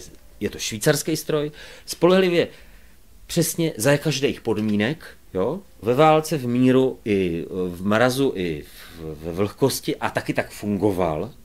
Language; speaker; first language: Czech; native; Czech